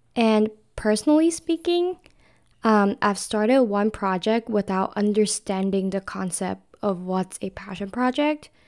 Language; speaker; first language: English; non-native, fluent; Chinese